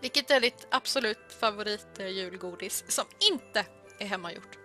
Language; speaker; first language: Swedish; native; Swedish